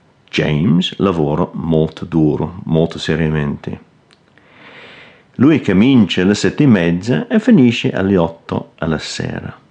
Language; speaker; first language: Italian; non-native, fluent; English